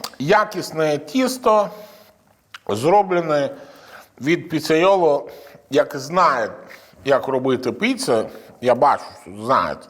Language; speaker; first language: Ukrainian; non-native, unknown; Italian